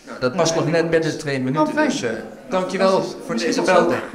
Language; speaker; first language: Dutch; native; Dutch